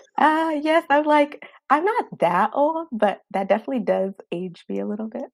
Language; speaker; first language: English; native; English